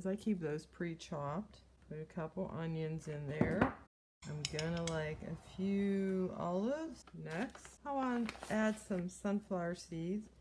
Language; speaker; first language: English; native; English